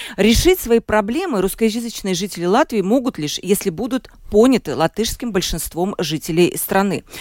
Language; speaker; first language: Russian; native; Russian